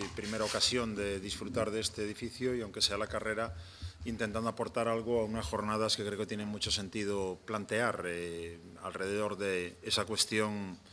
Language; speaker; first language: Spanish; native; Spanish